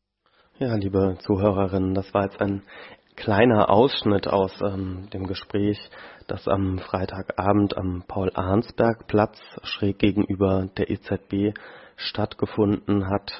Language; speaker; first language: German; native; German